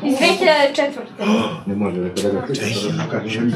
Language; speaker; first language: Bosnian; native; Bosnian